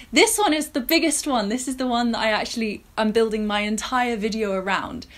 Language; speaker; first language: English; native; English